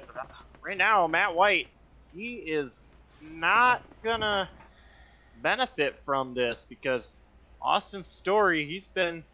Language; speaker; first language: English; native; English